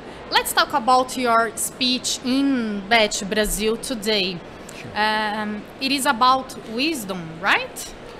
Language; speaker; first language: English; non-native, learner; Portuguese